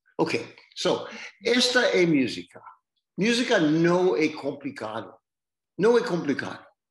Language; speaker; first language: Portuguese; non-native, learner; English